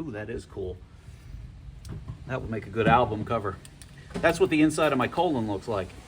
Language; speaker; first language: English; native; English